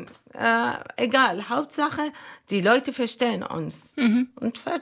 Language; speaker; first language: German; non-native, learner; Arabic